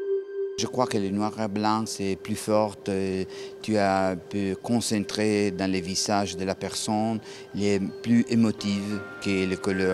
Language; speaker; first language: French; non-native, learner; Italian